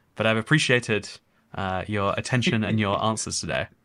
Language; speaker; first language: English; native; English